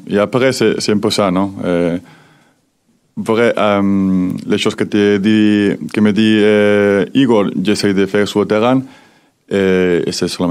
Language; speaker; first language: French; non-native, fluent; Spanish